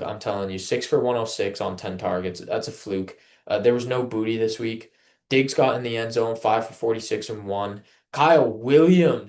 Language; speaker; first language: English; native; English